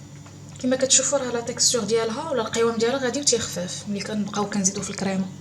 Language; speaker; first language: Arabic; native; Arabic